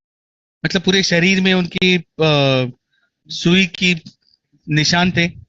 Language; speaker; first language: Hindi; native; Hindi